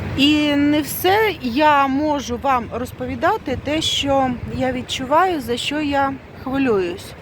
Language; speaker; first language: Ukrainian; non-native, local second language; Russian